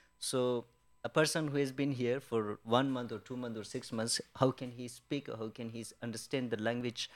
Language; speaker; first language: English; non-native, fluent; Persian